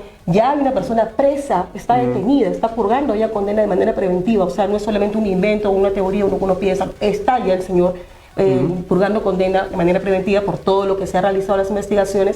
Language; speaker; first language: Spanish; native; Spanish